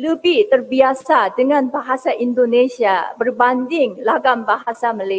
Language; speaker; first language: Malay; non-native, fluent; Korean